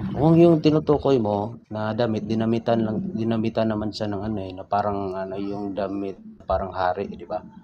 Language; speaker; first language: Filipino; non-native, local second language; Cebuano